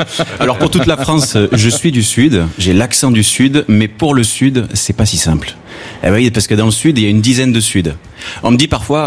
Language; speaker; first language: French; native; French